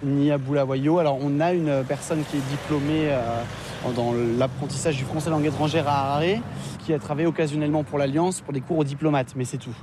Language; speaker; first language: French; native; French